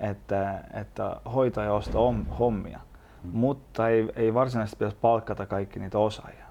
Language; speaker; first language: Finnish; non-native, fluent; Estonian